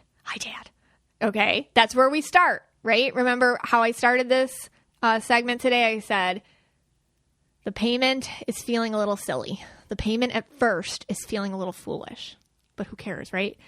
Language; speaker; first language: English; native; English